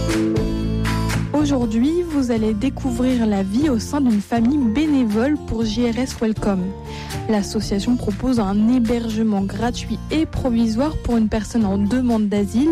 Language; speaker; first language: French; native; French